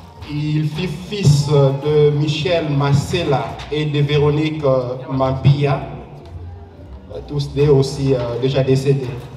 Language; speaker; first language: French; non-native, local second language; Lingala